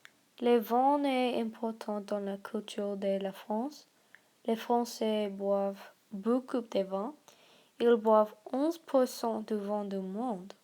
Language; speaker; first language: French; non-native, learner; English